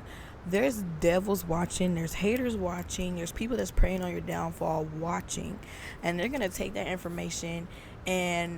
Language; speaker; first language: English; native; English